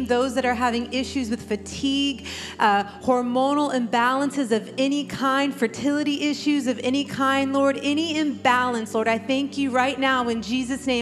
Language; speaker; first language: English; native; English